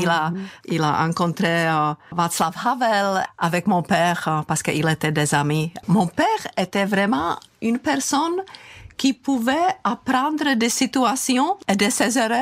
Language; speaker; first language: French; non-native, fluent; Czech